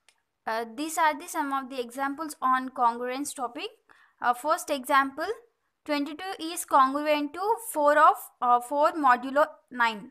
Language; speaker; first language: English; non-native, local second language; Telugu